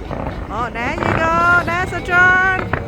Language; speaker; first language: English; non-native, learner; Vietnamese